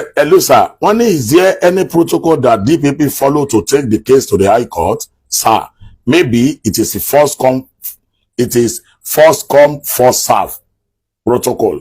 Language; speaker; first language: English; non-native, local second language; Yoruba